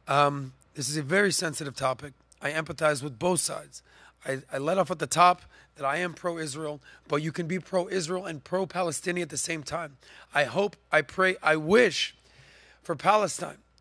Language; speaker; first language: English; native; English